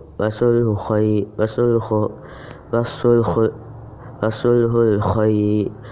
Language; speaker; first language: Arabic; non-native, learner; Indonesian